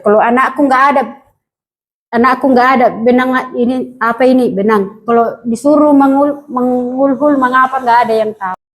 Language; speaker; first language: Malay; non-native, local second language; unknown